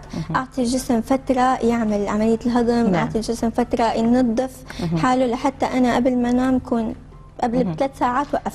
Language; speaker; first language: Arabic; native; Arabic